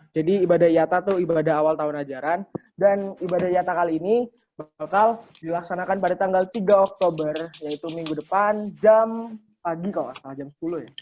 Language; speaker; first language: Indonesian; native; Indonesian